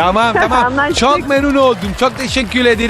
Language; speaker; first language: Turkish; non-native, learner; Italian